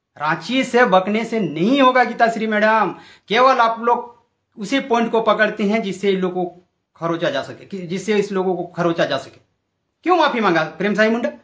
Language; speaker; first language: Hindi; non-native, local second language; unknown